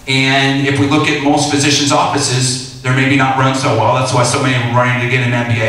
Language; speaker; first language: English; native; English